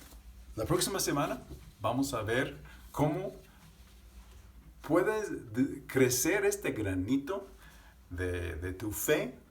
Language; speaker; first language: Spanish; non-native, fluent; English